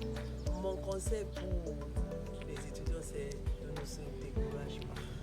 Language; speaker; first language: French; non-native, fluent; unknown